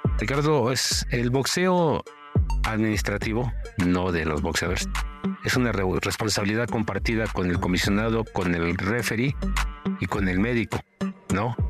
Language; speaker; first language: Spanish; native; Spanish